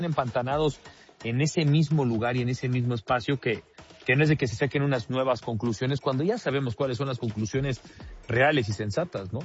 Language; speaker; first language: Spanish; native; Spanish